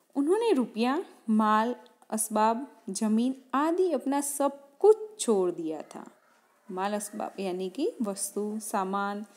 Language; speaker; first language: Hindi; non-native, local second language; Gujarati